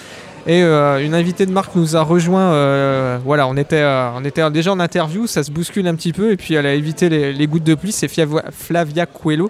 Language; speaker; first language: French; native; French